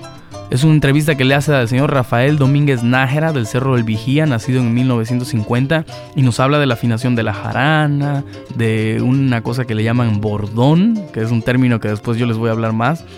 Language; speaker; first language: Spanish; native; Spanish